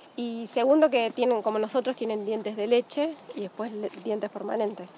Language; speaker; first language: Spanish; native; Spanish